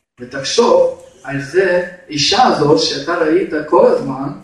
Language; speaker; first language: Hebrew; non-native, fluent; Russian